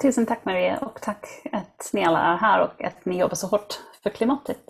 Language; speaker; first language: Swedish; non-native, fluent; English